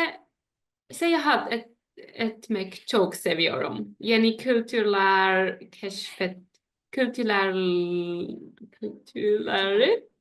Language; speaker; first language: Turkish; non-native, learner; German